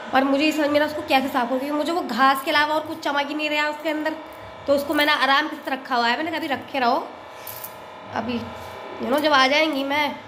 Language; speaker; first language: Hindi; native; Hindi